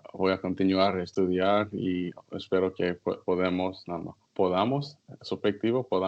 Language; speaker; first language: Spanish; non-native, learner; English